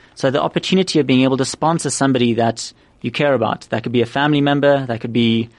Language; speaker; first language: English; native; English